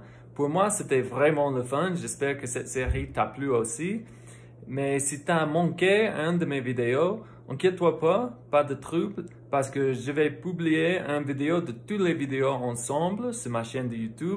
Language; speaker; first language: French; non-native, fluent; English